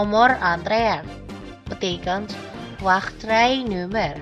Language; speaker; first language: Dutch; non-native, fluent; Indonesian